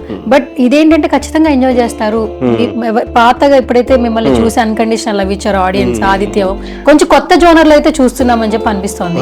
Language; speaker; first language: Telugu; native; Telugu